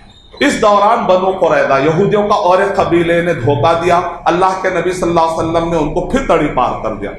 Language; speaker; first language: Urdu; native; Urdu